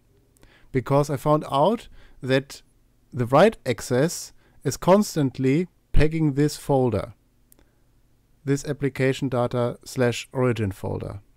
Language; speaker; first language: English; non-native, fluent; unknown